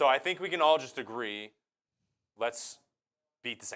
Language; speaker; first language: English; native; English